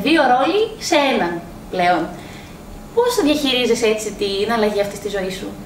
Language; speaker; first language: Greek; native; Greek